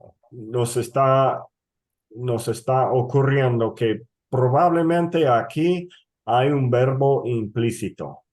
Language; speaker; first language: Spanish; non-native, fluent; English